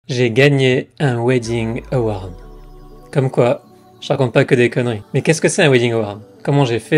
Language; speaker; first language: French; native; French